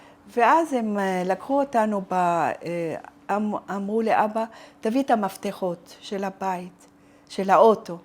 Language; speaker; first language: Hebrew; non-native, fluent; Arabic